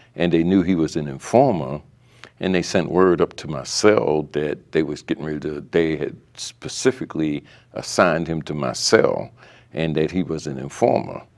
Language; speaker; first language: English; native; English